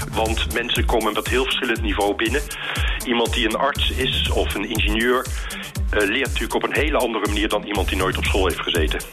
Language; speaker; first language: Dutch; native; Dutch